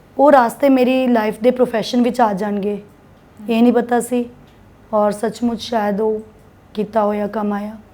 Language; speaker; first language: Punjabi; non-native, local second language; Hindi